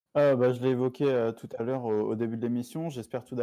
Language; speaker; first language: French; native; French